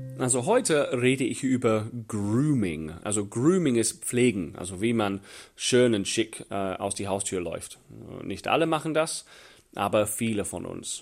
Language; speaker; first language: German; non-native, fluent; English